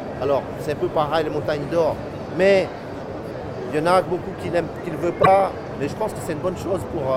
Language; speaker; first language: French; non-native, fluent; Hmong